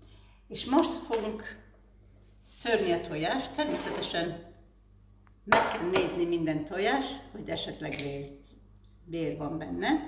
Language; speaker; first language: Hungarian; early bilingual, heritage; Hungarian